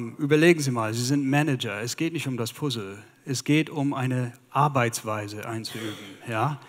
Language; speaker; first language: German; non-native, fluent; English